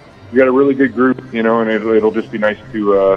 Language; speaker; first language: English; native; English